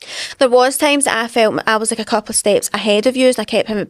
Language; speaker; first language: English; native; English